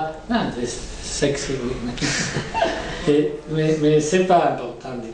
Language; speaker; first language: French; non-native, learner; Spanish